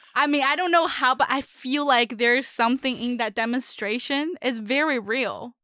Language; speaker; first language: English; non-native, fluent; Chinese